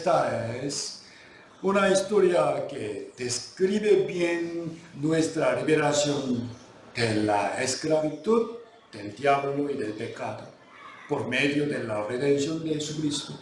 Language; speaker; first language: Spanish; non-native, fluent; Korean